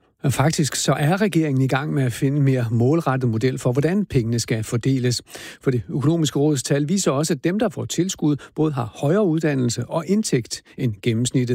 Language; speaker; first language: Danish; native; Danish